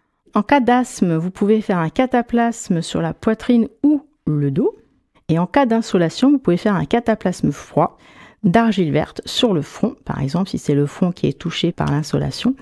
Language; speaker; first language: French; native; French